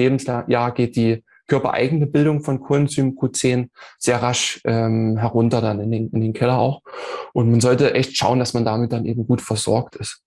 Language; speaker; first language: German; native; German